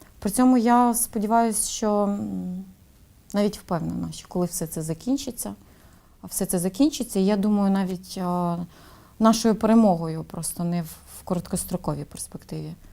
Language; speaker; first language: Ukrainian; non-native, local second language; Russian